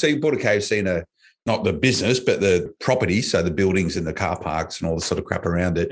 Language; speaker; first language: English; native; English